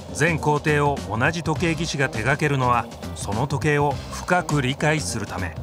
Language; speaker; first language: Japanese; native; Japanese